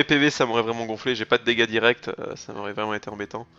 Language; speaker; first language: French; native; French